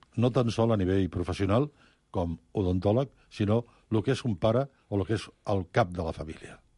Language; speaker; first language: Catalan; native; Catalan